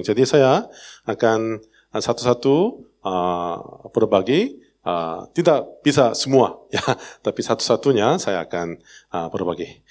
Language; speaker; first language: Indonesian; non-native, learner; Korean